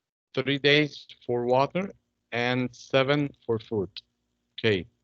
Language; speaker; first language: English; non-native, fluent; Arabic